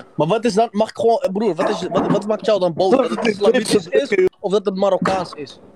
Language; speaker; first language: Dutch; early bilingual, other home language; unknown